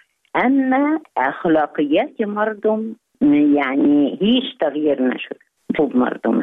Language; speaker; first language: Persian; non-native, fluent; Arabic